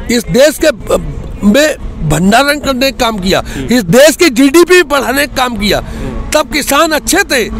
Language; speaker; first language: Hindi; native; Hindi